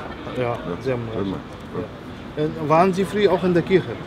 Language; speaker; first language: German; non-native, learner; Arabic